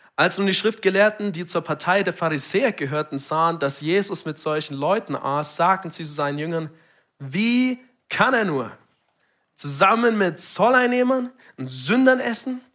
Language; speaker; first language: German; non-native, fluent; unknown